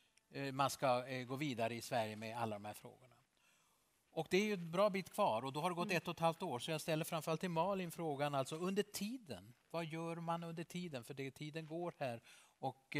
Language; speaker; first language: Swedish; native; Swedish